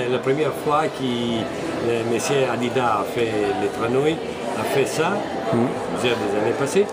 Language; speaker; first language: French; non-native, fluent; Italian